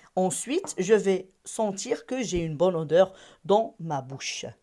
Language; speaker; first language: French; non-native, local second language; Arabic